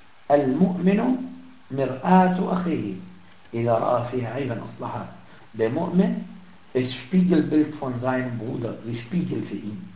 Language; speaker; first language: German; non-native, fluent; Arabic